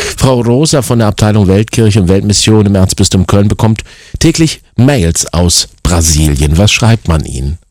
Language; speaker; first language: German; native; German